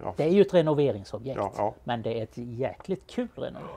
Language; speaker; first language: Swedish; native; Swedish